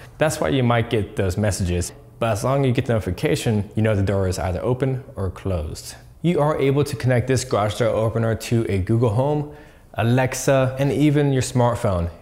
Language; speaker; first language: English; native; English